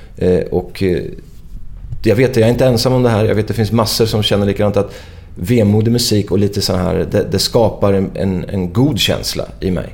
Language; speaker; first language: Swedish; native; Swedish